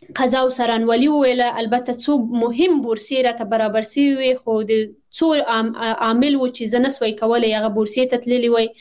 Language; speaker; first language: Pashto; non-native, local second language; Shughni